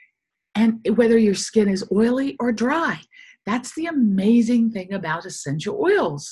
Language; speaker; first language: English; native; English